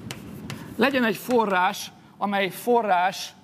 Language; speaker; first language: Hungarian; native; Hungarian